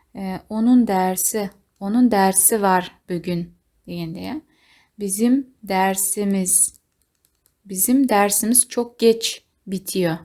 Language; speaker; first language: Turkish; non-native, fluent; Kazakh